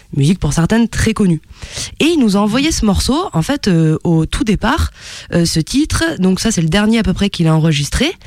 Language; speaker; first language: French; native; French